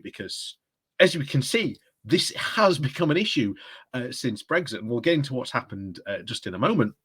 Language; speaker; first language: English; native; English